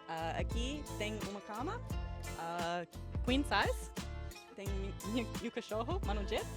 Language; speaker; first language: Portuguese; non-native, learner; English